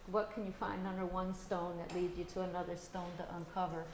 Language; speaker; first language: English; native; English